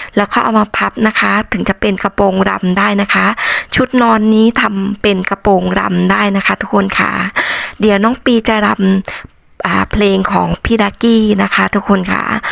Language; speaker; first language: Thai; non-native, local second language; Khmer